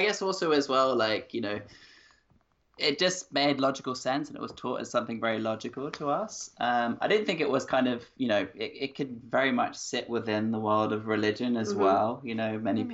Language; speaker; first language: English; native; English